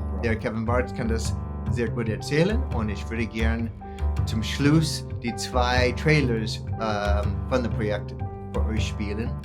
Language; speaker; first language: German; non-native, fluent; English